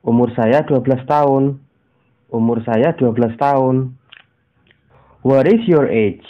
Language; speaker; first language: Indonesian; native; Indonesian